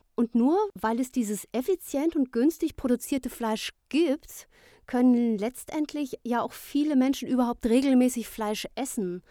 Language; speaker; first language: German; native; German